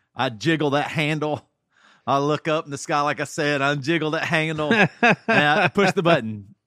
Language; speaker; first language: English; native; English